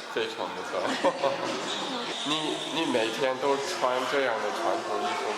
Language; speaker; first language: Chinese; early bilingual, heritage; Chinese